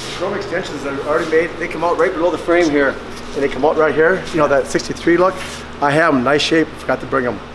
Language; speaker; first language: English; native; English